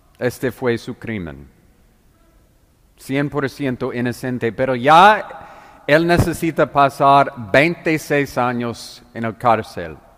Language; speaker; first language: Spanish; non-native, fluent; English